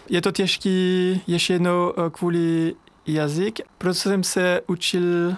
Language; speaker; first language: Czech; non-native, learner; French